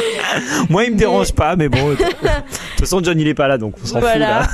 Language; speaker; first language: French; native; French